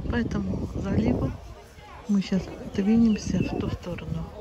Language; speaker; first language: Russian; native; Russian